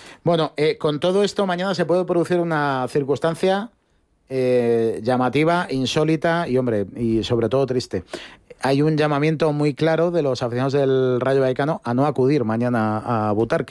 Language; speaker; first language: Spanish; native; Spanish